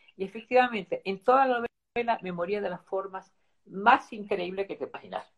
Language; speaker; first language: Spanish; early bilingual, other home language; Italian